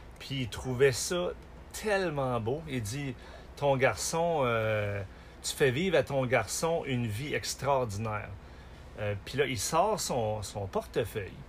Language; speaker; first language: French; native; French